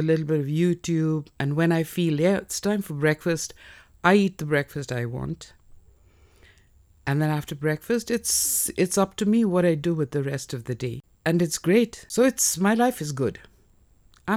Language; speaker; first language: English; non-native, local second language; Nepali